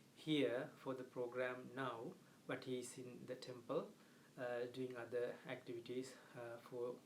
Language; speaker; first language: English; non-native, local second language; Sinhala